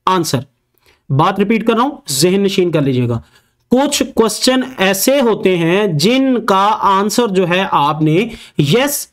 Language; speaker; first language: Urdu; native; Urdu